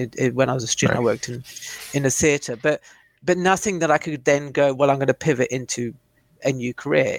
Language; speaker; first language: English; native; English